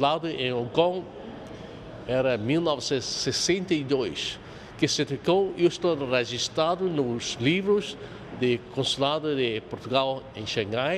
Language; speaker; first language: Portuguese; non-native, fluent; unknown